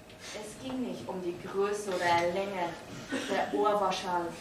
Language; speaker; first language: German; native; German